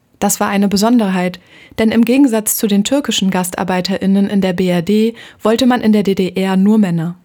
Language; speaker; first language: German; native; German